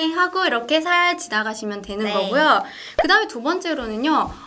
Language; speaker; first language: Korean; native; Korean